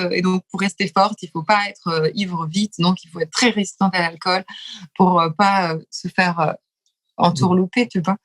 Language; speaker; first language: French; early bilingual, other home language; Lithuanian